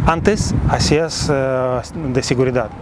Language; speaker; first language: Spanish; non-native, fluent; Russian